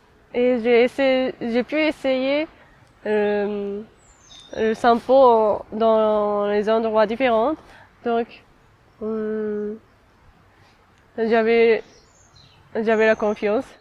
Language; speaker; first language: French; non-native, fluent; Japanese